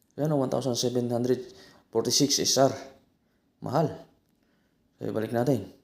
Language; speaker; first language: Filipino; native; Filipino